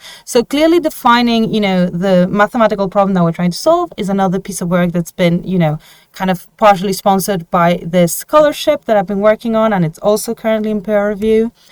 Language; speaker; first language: English; non-native, fluent; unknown